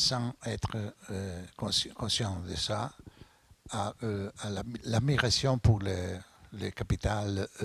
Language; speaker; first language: French; non-native, fluent; Italian